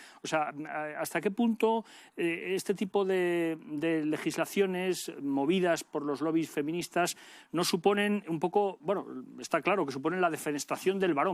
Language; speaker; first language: Spanish; native; Spanish